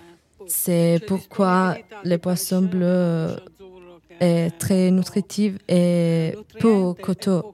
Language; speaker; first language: French; non-native, learner; Italian